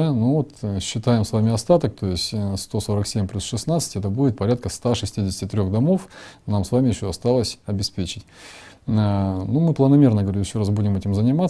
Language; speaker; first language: Russian; native; Russian